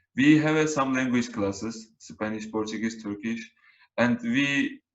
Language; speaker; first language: English; non-native, learner; Turkish